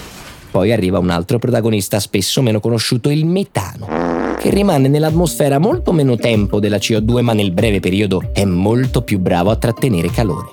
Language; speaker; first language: Italian; native; Italian